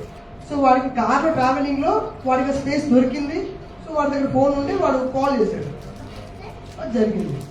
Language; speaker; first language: Telugu; native; Telugu